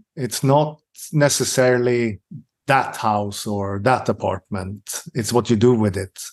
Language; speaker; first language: English; non-native, fluent; Swedish